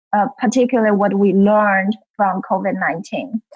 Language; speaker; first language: English; non-native, fluent; Chinese